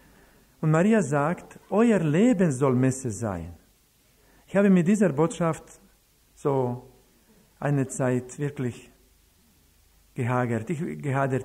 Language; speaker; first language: German; non-native, fluent; Croatian